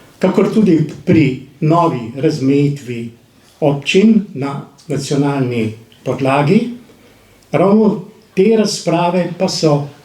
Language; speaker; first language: Slovenian; native; Slovenian